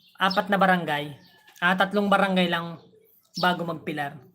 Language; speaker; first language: Filipino; non-native, local second language; Bikol